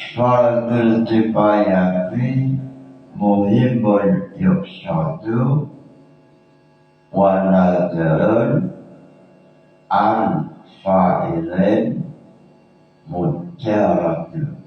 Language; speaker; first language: Arabic; non-native, fluent; Javanese